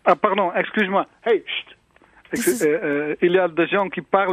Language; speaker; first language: French; non-native, learner; Dutch